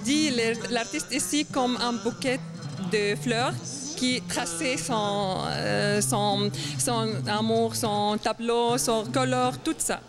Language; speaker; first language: French; non-native, learner; Arabic